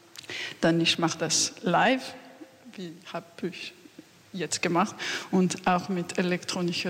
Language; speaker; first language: German; non-native, learner; French